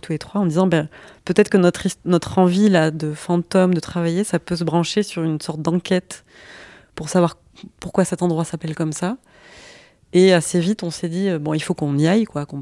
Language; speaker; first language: French; native; French